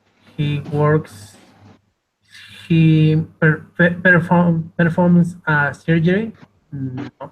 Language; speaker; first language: English; non-native, learner; Spanish